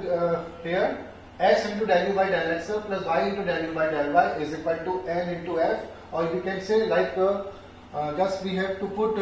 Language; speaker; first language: English; non-native, local second language; Hindi